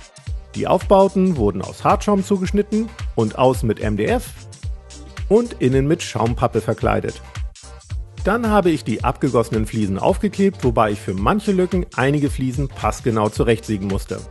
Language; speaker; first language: German; native; German